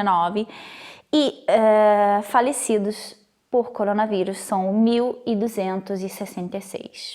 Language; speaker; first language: Portuguese; non-native, fluent; Italian